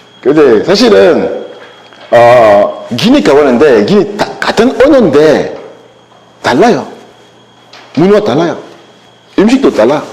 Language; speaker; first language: Korean; non-native, learner; French